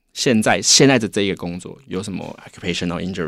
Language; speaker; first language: Chinese; native; Chinese